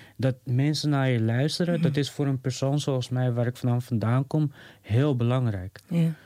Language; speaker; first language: Dutch; native; Dutch